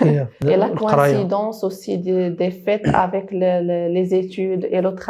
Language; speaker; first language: French; non-native, local second language; Arabic